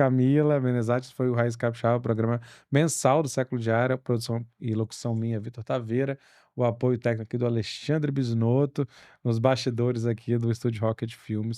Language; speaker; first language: Portuguese; native; Portuguese